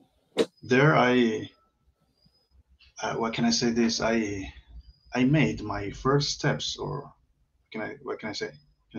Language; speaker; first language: English; non-native, learner; Spanish